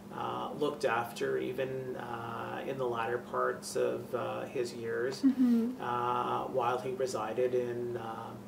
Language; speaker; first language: English; native; English